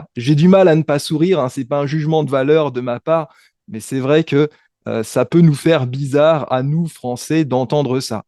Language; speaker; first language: French; native; French